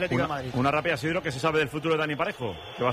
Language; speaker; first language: Spanish; native; Spanish